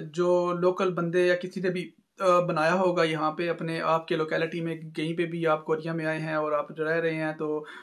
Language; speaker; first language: Urdu; non-native, local second language; Punjabi